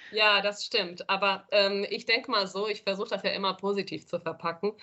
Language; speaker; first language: German; early bilingual, other home language; Spanish